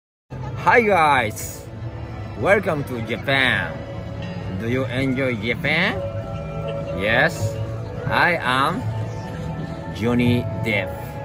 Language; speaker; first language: English; non-native, learner; Japanese